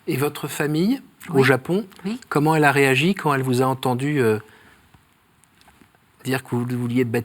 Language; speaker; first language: French; native; French